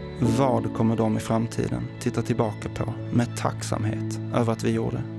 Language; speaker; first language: Swedish; native; Swedish